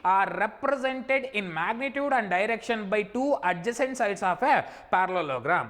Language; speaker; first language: English; non-native, local second language; Kannada